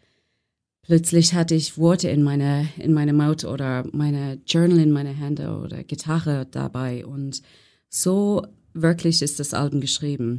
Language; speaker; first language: German; non-native, learner; English